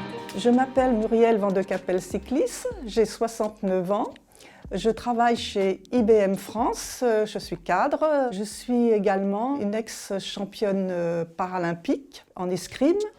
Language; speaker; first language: French; native; French